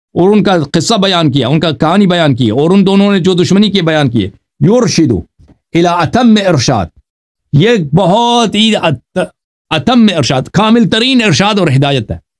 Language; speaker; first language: Urdu; non-native, fluent; Persian